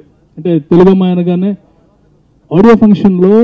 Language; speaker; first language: Telugu; native; Telugu